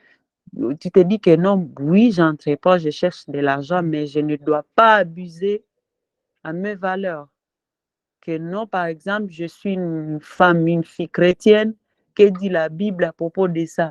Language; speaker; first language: French; non-native, local second language; Swahili